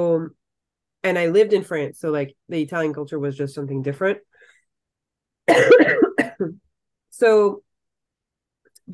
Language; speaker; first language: English; non-native, fluent; French